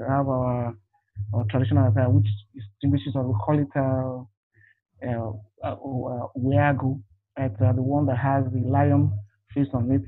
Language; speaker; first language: English; non-native, local second language; Igbo